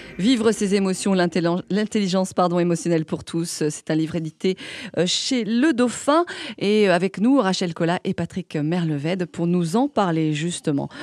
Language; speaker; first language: French; native; French